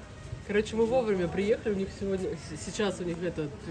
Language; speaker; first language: Russian; native; Russian